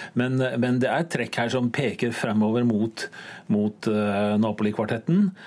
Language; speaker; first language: Norwegian; native; Norwegian